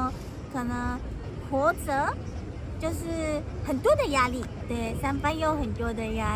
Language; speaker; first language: Chinese; early bilingual, heritage; Japanese